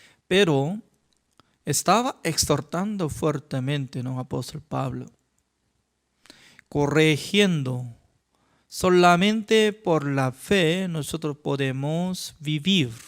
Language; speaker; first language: Spanish; non-native, fluent; Korean